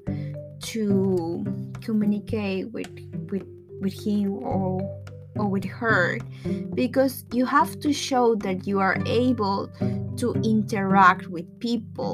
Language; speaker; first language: English; non-native, fluent; Spanish